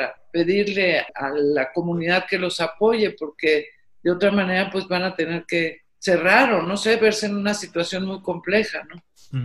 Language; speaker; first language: Spanish; native; Spanish